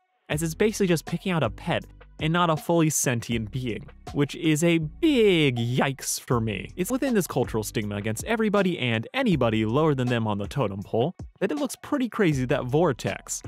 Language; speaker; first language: English; native; English